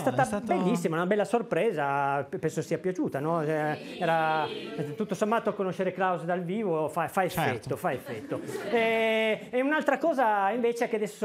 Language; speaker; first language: Italian; native; Italian